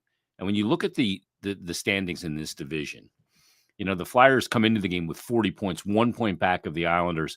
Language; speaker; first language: English; native; English